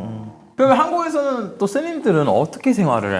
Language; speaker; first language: Korean; native; Korean